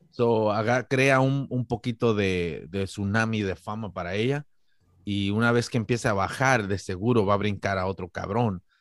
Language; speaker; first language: Spanish; native; Spanish